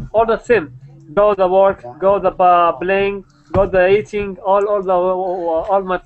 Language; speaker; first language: English; non-native, learner; Arabic